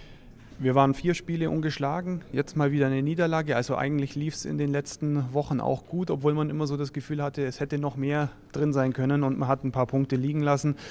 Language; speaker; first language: German; native; German